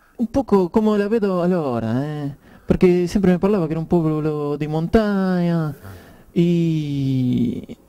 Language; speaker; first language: Italian; non-native, learner; Spanish